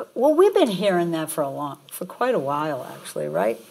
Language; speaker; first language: English; native; English